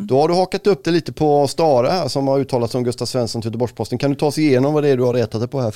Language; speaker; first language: Swedish; native; Swedish